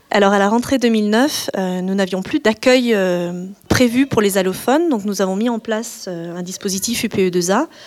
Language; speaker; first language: French; native; French